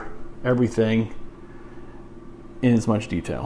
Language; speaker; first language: English; native; English